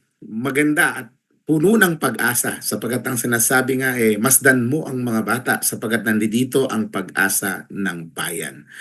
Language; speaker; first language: Filipino; native; Filipino